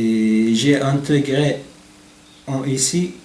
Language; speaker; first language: French; non-native, learner; Arabic